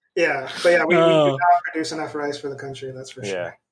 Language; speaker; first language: English; non-native, local second language; Filipino